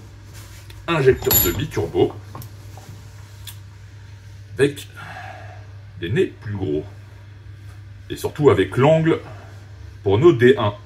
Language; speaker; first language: French; native; French